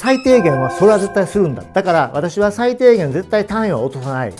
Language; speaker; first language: Japanese; native; Japanese